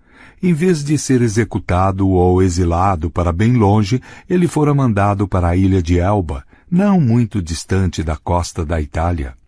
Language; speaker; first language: Portuguese; native; Portuguese